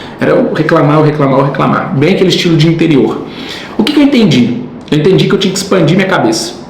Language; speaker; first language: Portuguese; native; Portuguese